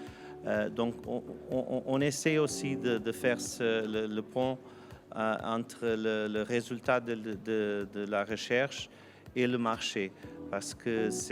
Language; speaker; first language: French; non-native, fluent; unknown